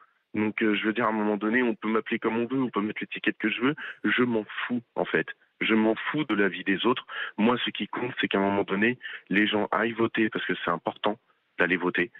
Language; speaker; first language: French; native; French